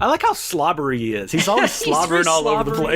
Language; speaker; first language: English; native; English